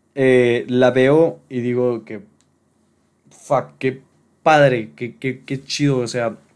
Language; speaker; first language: Spanish; native; Spanish